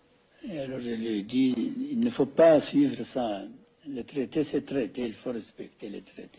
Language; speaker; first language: French; non-native, fluent; Amharic